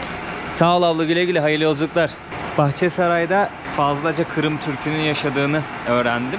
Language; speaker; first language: Turkish; native; Turkish